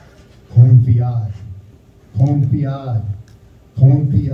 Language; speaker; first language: Spanish; non-native, learner; German